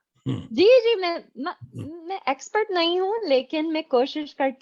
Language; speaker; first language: Hindi; non-native, fluent; English